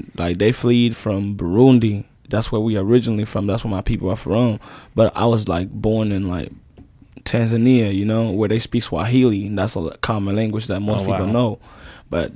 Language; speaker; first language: English; early bilingual, other home language; Rundi